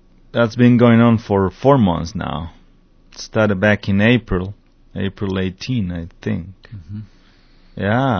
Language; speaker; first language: English; non-native, fluent; Spanish